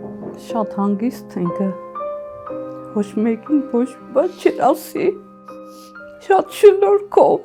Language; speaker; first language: Armenian; native; Armenian